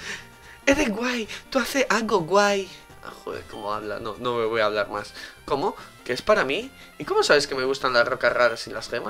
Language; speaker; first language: Spanish; native; Spanish